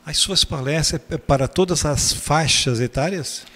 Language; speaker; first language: Portuguese; native; Portuguese